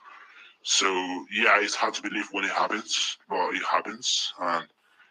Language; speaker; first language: English; non-native, fluent; Spanish